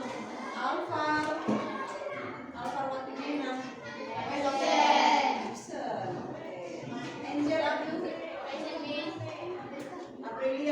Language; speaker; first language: English; non-native, learner; Indonesian